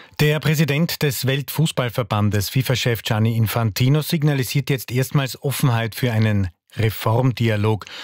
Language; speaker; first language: German; native; German